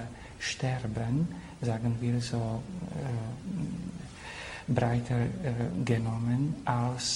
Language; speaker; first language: German; non-native, fluent; Slovak